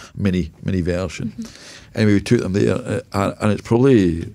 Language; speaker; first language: English; native; English